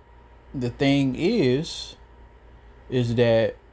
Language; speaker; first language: English; native; English